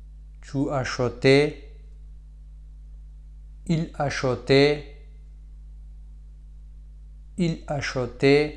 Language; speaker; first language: French; non-native, fluent; Pashto